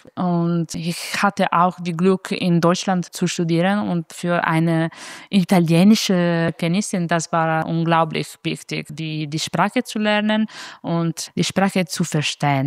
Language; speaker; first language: German; non-native, fluent; Italian